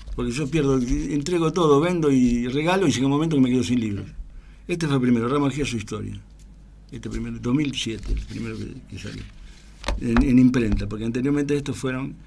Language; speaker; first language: Spanish; native; Spanish